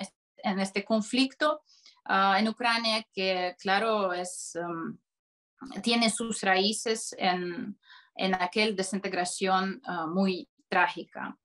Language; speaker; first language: Spanish; non-native, fluent; Russian